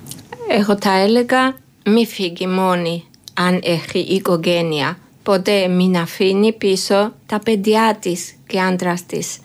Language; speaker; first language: Greek; non-native, learner; Georgian